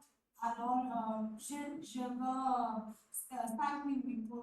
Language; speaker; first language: French; non-native, learner; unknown